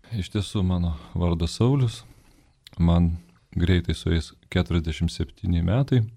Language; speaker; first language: Lithuanian; native; Lithuanian